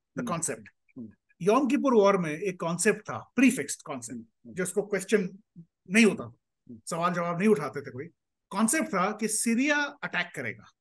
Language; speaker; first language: Hindi; native; Hindi